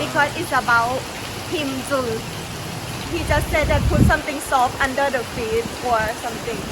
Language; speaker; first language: English; non-native, learner; Thai